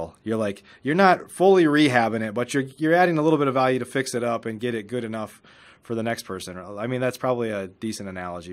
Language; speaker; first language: English; native; English